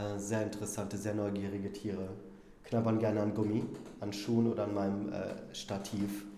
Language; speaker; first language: German; early bilingual, other home language; Polish